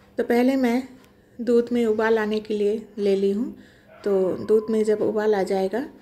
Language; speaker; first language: Hindi; non-native, local second language; Bangla